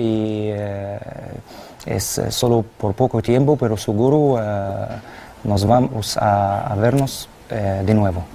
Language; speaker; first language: Spanish; non-native, learner; Arabic